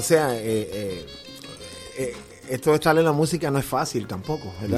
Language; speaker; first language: Spanish; early bilingual, heritage; Spanish